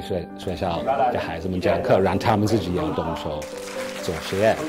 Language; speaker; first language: Chinese; non-native, fluent; English